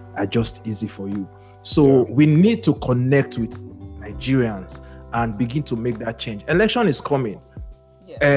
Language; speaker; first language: English; non-native, local second language; Yoruba